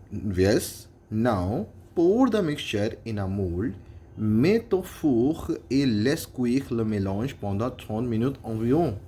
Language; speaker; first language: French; non-native, fluent; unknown